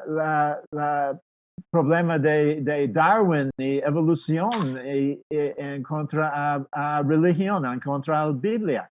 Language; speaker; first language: Spanish; non-native, fluent; English